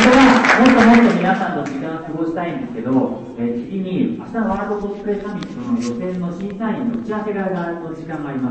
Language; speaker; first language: Japanese; native; Japanese